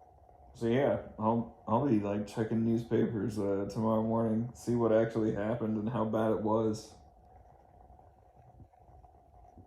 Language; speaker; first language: English; native; English